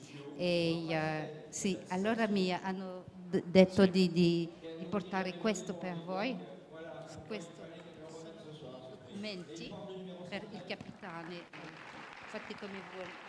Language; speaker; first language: Italian; early bilingual, heritage; French